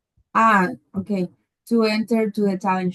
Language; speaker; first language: English; non-native, learner; Spanish